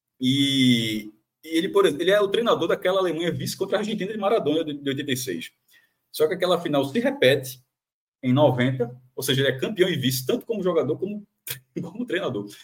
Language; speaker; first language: Portuguese; native; Portuguese